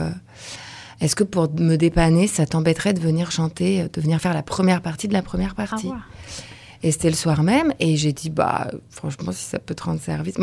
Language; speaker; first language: French; early bilingual, other home language; Lithuanian